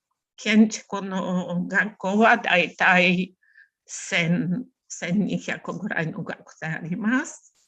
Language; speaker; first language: Japanese; non-native, learner; Bulgarian